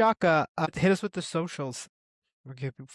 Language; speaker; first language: English; native; English